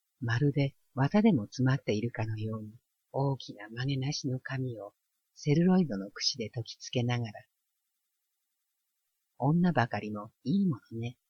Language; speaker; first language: Japanese; native; Japanese